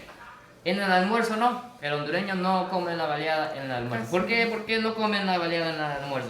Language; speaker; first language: Spanish; non-native, fluent; Japanese